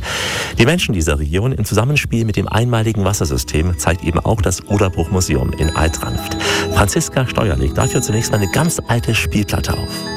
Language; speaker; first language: German; native; German